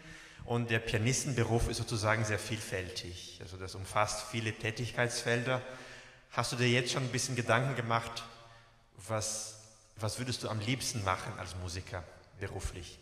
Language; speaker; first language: German; native; German